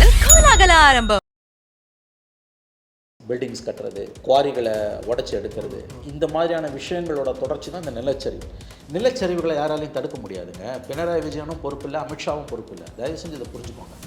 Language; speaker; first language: Tamil; native; Tamil